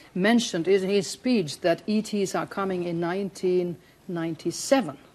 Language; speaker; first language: English; non-native, fluent; Finnish